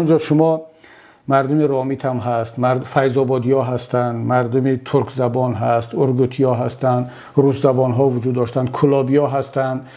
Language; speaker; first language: Persian; native; Persian